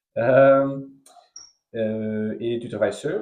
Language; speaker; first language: French; non-native, learner; Dutch